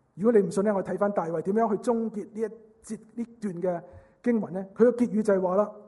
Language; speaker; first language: Cantonese; native; Cantonese